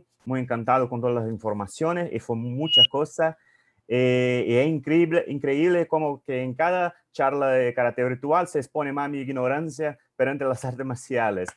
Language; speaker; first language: Spanish; non-native, fluent; Portuguese